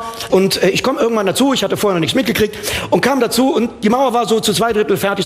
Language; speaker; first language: German; native; German